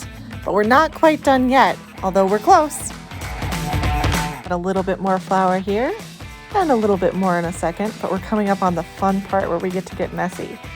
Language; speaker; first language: English; native; English